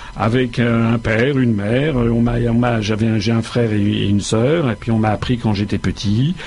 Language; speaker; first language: French; native; French